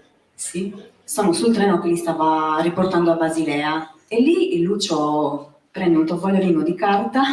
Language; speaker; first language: Italian; native; Italian